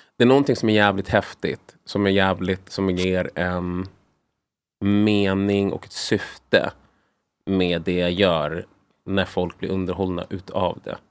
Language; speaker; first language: Swedish; native; Swedish